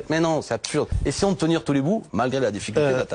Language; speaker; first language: French; native; French